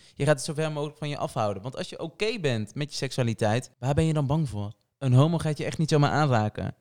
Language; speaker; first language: Dutch; early bilingual, other home language; Portuguese